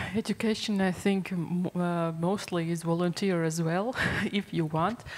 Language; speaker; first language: English; non-native, fluent; Latvian